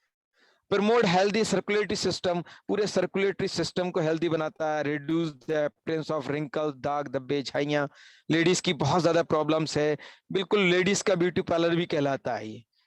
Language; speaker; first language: Hindi; native; Hindi